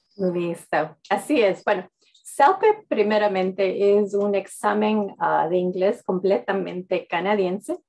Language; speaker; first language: Spanish; early bilingual, heritage; English